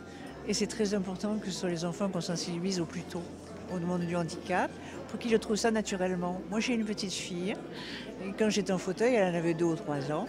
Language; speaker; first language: French; native; French